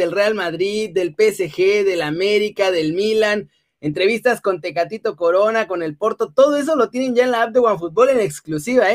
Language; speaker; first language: Spanish; native; Spanish